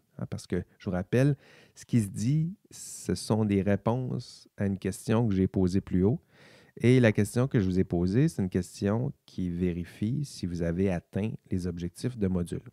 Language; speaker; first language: French; native; French